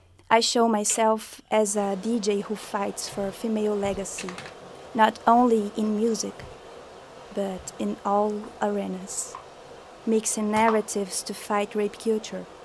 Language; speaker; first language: English; non-native, fluent; Portuguese